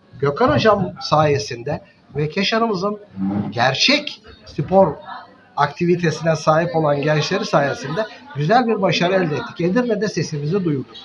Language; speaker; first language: Turkish; native; Turkish